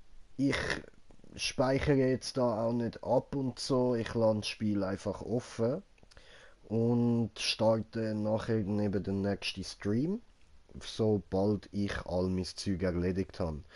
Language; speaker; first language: German; native; German